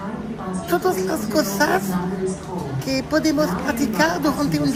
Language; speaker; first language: Spanish; non-native, learner; French